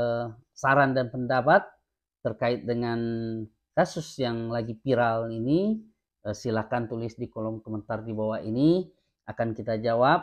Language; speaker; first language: Indonesian; native; Indonesian